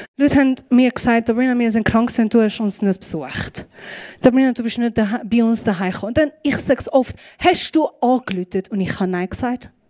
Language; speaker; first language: German; non-native, fluent; Persian